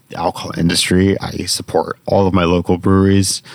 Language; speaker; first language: English; native; English